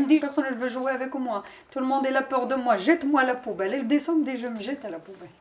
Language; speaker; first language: French; non-native, learner; Arabic